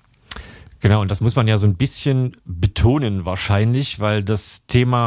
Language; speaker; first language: German; native; German